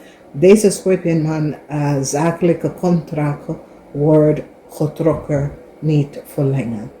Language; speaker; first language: Dutch; non-native, fluent; English